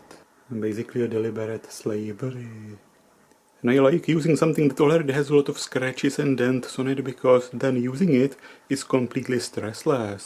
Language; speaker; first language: English; non-native, fluent; Czech